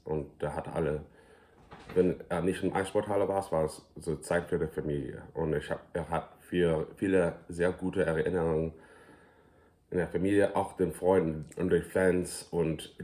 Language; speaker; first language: German; early bilingual, heritage; English